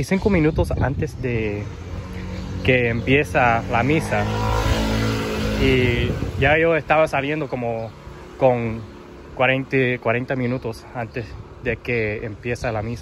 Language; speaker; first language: Spanish; early bilingual, heritage; English